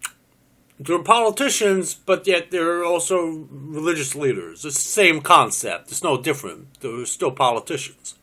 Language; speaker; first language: English; native; English